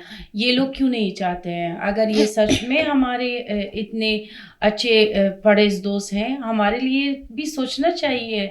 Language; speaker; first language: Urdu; non-native, fluent; Persian